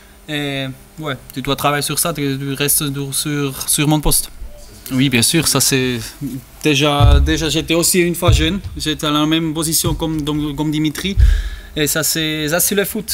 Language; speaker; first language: French; non-native, learner; German